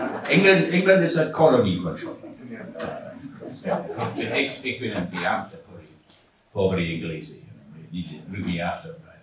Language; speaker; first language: German; non-native, learner; English